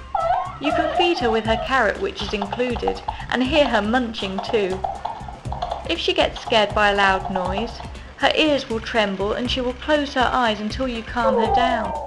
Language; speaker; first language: English; native; English